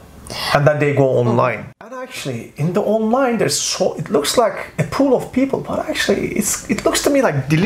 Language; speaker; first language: English; non-native, fluent; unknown